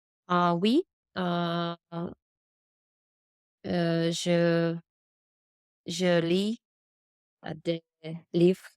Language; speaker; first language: French; non-native, learner; English